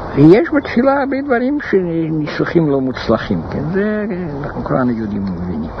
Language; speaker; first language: Hebrew; non-native, fluent; German